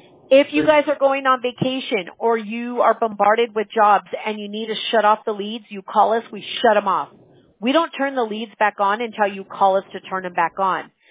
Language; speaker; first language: English; early bilingual, other home language; Spanish